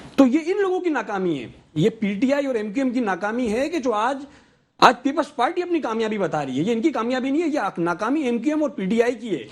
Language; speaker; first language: Urdu; native; Urdu